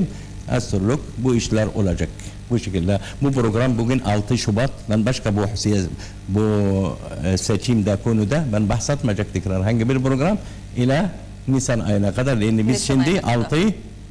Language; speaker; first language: Turkish; non-native, learner; Arabic